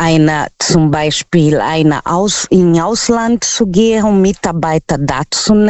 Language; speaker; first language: German; non-native, learner; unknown